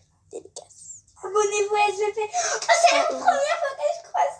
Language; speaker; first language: French; native; French